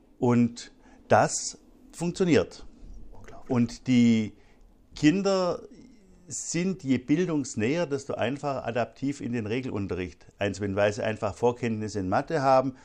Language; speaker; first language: German; native; German